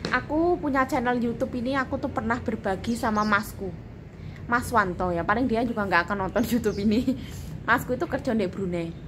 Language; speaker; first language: Indonesian; non-native, local second language; Javanese